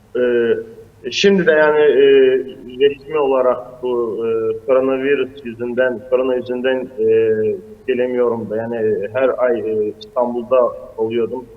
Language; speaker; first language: Turkish; non-native, fluent; Azerbaijani